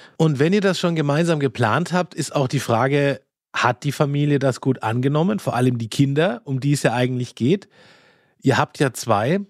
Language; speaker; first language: German; native; German